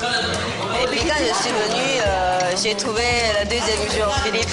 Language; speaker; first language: French; non-native, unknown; Chinese